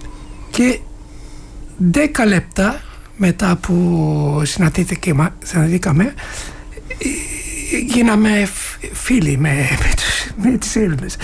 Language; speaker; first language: Greek; non-native, learner; Turkish